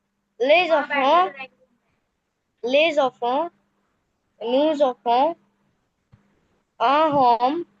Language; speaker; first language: French; non-native, learner; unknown